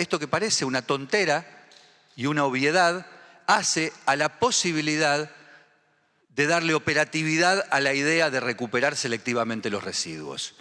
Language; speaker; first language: Spanish; native; Spanish